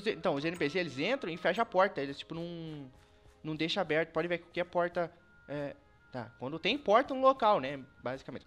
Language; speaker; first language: Portuguese; native; Portuguese